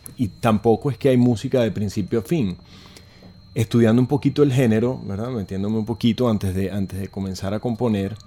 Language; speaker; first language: Spanish; native; Spanish